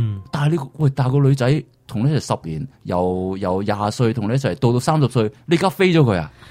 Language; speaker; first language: Cantonese; early bilingual, other home language; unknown